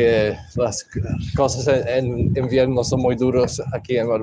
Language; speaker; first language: Spanish; non-native, learner; English